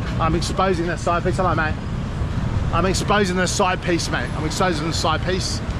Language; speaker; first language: English; native; English